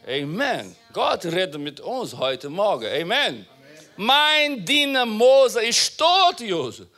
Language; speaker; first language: German; non-native, fluent; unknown